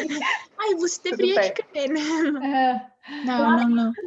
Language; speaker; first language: Portuguese; non-native, fluent; English